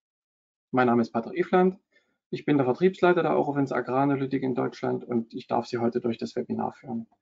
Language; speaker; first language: German; native; German